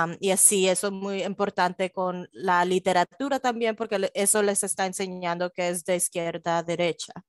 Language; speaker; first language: Spanish; early bilingual, heritage; Spanish